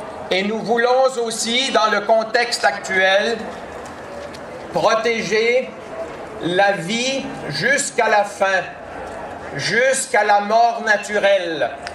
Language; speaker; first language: French; native; French